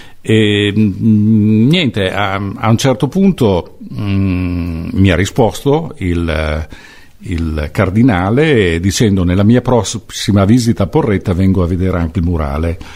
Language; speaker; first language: Italian; native; Italian